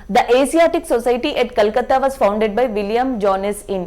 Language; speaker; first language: English; non-native, local second language; Telugu